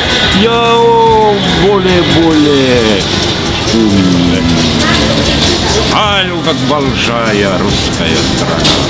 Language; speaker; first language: Russian; non-native, learner; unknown